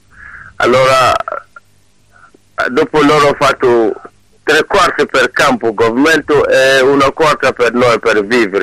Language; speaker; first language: Italian; non-native, learner; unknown